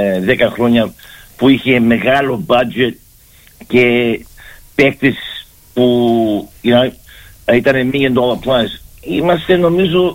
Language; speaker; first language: Greek; early bilingual, heritage; Greek